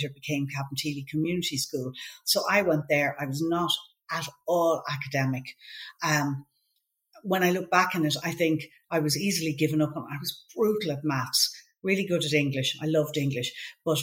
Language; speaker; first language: English; native; English